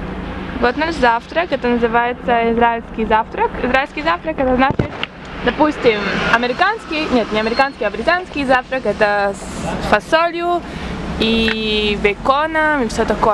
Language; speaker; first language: Russian; early bilingual, heritage; Russian